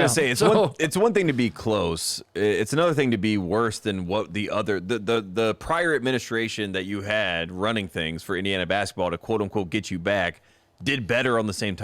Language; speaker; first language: English; native; English